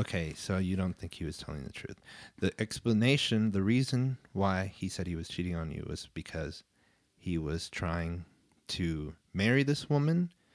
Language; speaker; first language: English; early bilingual, other home language; Spanish